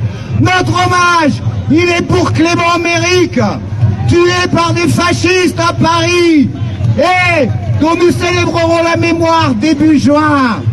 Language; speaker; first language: French; native; French